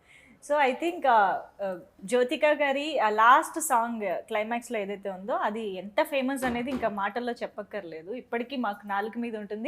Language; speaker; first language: Telugu; native; Telugu